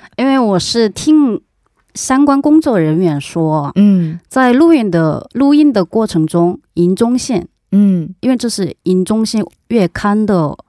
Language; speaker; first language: Chinese; non-native, fluent; Korean